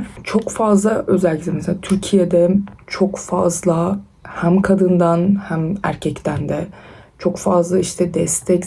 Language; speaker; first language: Turkish; early bilingual, other home language; Persian